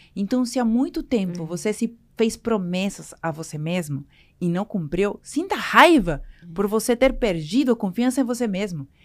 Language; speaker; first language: Portuguese; non-native, fluent; Spanish